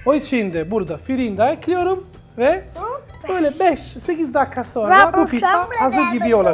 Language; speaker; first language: Turkish; non-native, learner; Italian